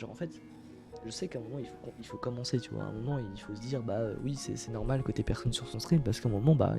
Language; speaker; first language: French; native; French